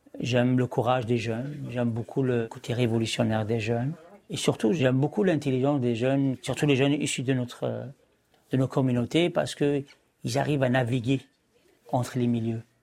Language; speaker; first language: French; non-native, local second language; Arabic